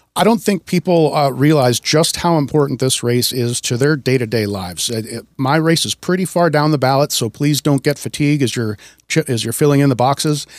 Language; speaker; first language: English; native; English